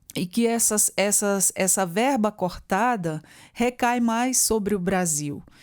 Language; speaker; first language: Portuguese; native; Portuguese